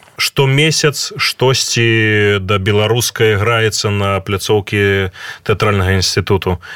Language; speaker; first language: Belarusian; native; Belarusian